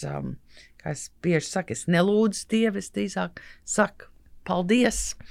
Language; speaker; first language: Latvian; early bilingual, heritage; Latvian